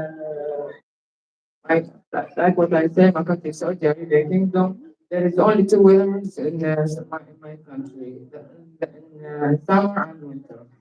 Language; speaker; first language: English; non-native, learner; Arabic